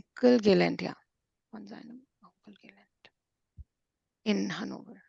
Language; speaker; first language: German; non-native, learner; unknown